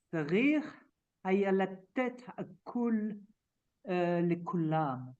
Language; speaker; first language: Hebrew; non-native, learner; French